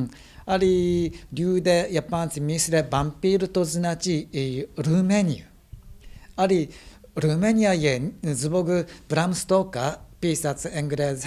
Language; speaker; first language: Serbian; non-native, learner; Japanese